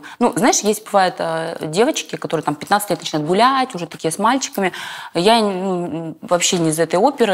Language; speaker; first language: Russian; native; Russian